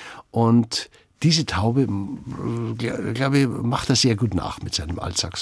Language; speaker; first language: German; native; German